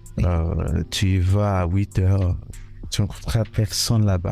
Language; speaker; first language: French; non-native, fluent; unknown